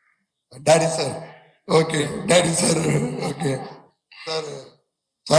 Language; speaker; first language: Tamil; native; Tamil